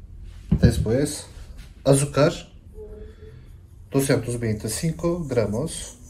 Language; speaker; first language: Spanish; non-native, learner; Turkish